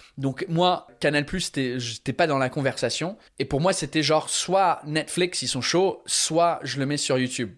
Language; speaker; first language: French; early bilingual, other home language; English